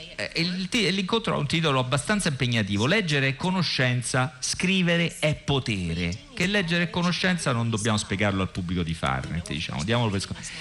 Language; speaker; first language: Italian; native; Italian